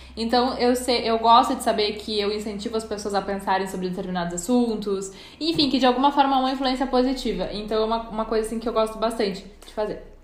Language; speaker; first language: Portuguese; native; Portuguese